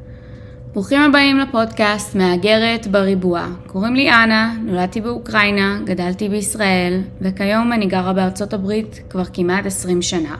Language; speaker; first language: Hebrew; early bilingual, other home language; Russian